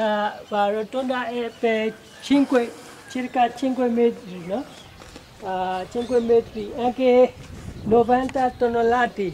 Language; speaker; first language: Italian; non-native, learner; Burmese